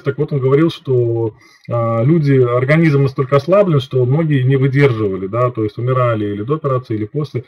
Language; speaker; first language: Russian; native; Russian